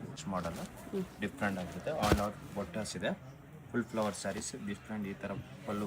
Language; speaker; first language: Kannada; non-native, local second language; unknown